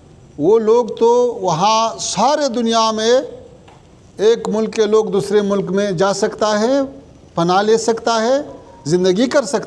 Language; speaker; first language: Hindi; non-native, fluent; Pashto